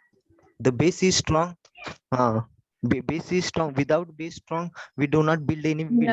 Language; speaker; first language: English; non-native, learner; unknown